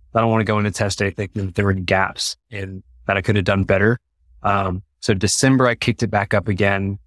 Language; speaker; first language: English; native; English